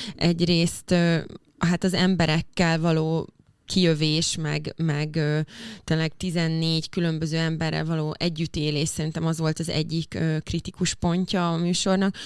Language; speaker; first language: Hungarian; native; Hungarian